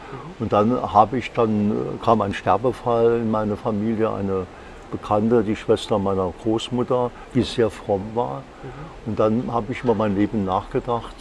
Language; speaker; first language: German; native; German